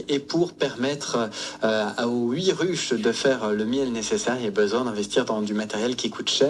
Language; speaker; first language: French; native; French